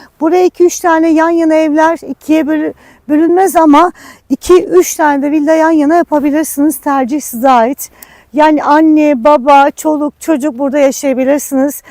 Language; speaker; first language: Turkish; native; Turkish